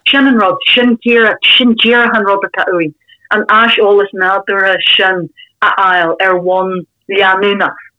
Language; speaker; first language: Irish; native; Irish